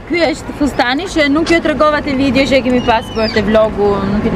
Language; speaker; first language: Albanian; native; Albanian